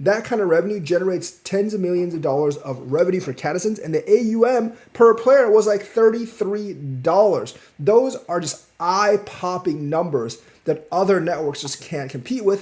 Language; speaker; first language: English; native; English